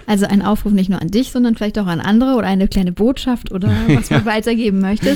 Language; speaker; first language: German; native; German